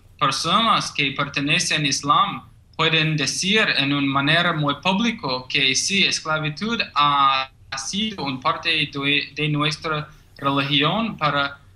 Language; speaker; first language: Spanish; non-native, learner; English